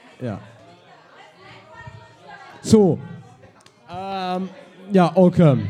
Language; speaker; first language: German; early bilingual, other home language; Turkish